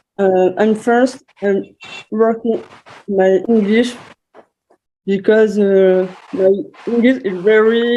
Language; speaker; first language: English; non-native, learner; French